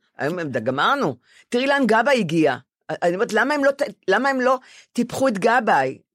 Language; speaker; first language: Hebrew; native; Hebrew